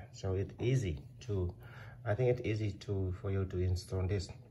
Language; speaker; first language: English; non-native, learner; Vietnamese